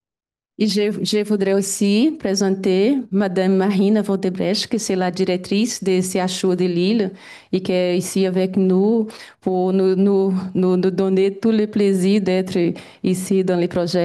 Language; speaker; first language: French; non-native, fluent; Portuguese